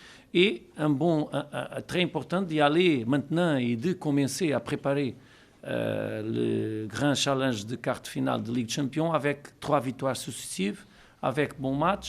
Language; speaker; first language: French; non-native, learner; Portuguese